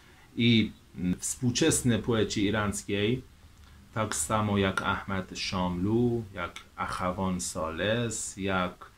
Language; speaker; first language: Polish; non-native, fluent; Persian